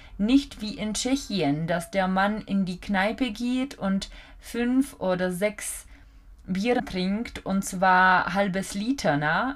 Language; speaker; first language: German; non-native, fluent; Czech